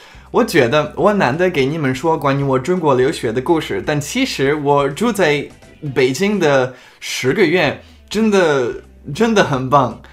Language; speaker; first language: Chinese; non-native, learner; Czech